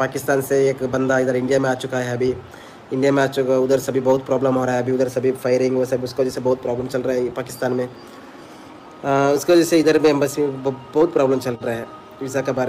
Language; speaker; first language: Hindi; non-native, local second language; Malayalam